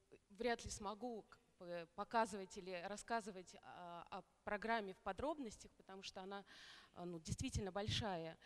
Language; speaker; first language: Russian; native; Russian